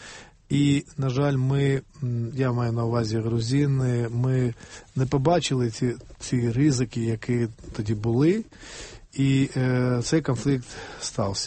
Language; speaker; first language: Ukrainian; non-native, fluent; Georgian